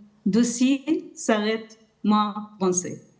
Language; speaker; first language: French; non-native, learner; Arabic